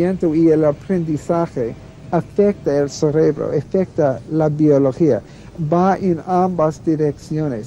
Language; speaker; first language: Spanish; non-native, fluent; English